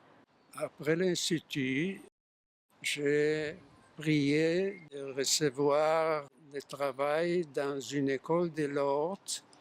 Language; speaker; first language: French; non-native, fluent; Yiddish